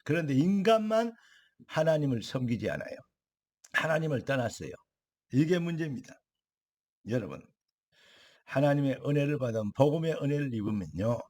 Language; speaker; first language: Korean; native; Korean